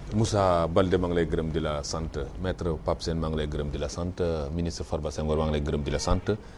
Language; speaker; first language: Wolof; native; Wolof